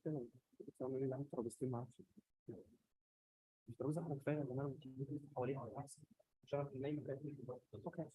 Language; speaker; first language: Arabic; native; Arabic